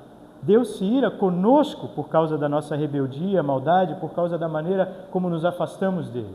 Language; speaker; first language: Portuguese; native; Portuguese